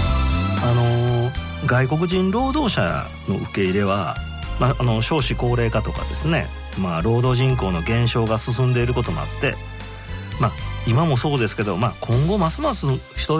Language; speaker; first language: Japanese; native; Japanese